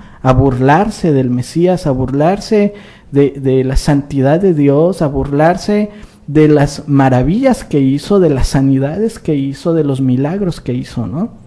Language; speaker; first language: Spanish; native; Spanish